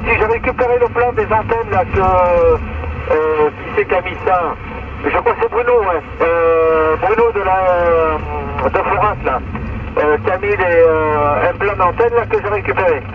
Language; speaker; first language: French; native; French